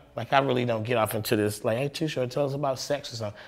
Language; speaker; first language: English; native; English